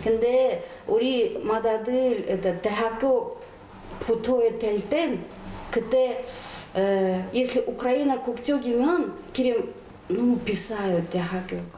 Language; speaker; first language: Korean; non-native, learner; Russian